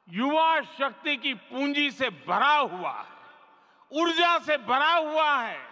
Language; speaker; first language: Hindi; non-native, local second language; Gujarati